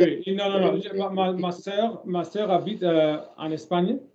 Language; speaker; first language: French; non-native, learner; German